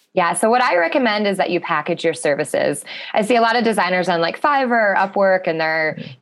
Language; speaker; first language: English; native; English